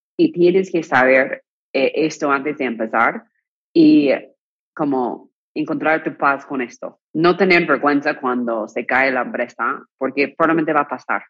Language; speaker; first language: Spanish; non-native, fluent; English